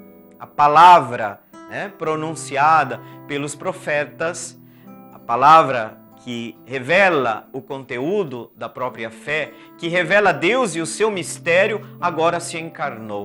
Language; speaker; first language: Portuguese; native; Portuguese